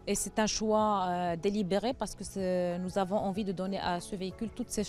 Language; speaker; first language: French; non-native, local second language; Arabic